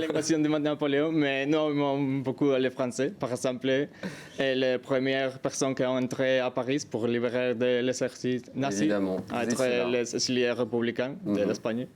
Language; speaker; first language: French; non-native, learner; Spanish